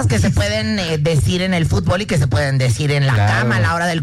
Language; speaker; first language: Spanish; native; Spanish